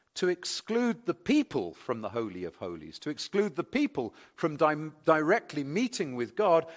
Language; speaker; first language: English; native; English